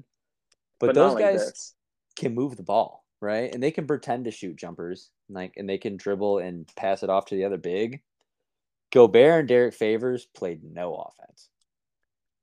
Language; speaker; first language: English; native; English